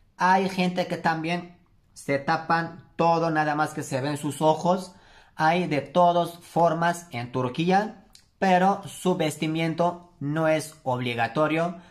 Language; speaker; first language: Spanish; non-native, learner; Turkish